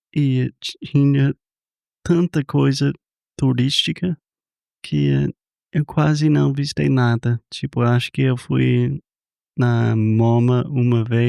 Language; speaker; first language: Portuguese; non-native, fluent; English